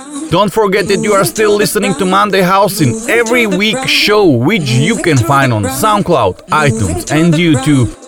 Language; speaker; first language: English; non-native, fluent; Slovak